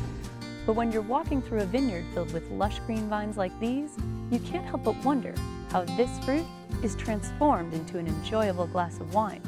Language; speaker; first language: English; native; English